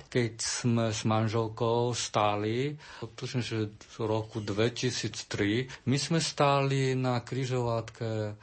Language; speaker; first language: Slovak; non-native, learner; Chinese